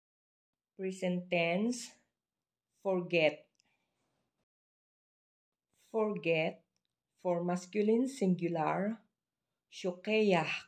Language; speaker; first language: English; non-native, local second language; Filipino